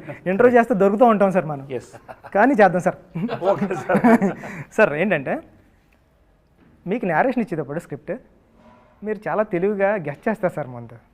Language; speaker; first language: Telugu; native; Telugu